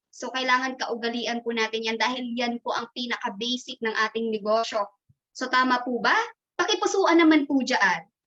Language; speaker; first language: Filipino; non-native, local second language; Masbatenyo